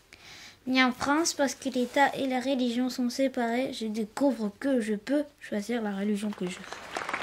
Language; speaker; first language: French; non-native, learner; Russian